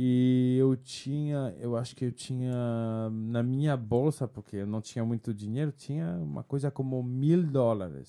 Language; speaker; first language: Portuguese; non-native, fluent; French